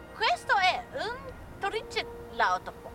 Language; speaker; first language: Italian; non-native, learner; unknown